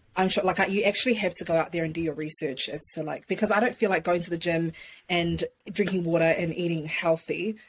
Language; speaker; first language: English; native; English